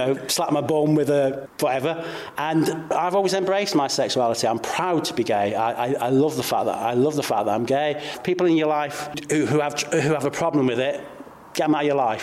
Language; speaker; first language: English; native; English